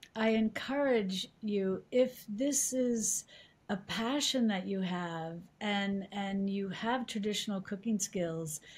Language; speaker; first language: English; native; English